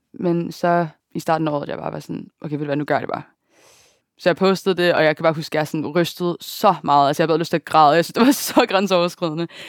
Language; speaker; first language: Danish; early bilingual, other home language; Japanese